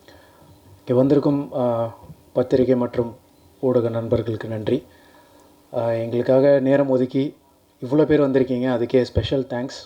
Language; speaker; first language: Tamil; native; Tamil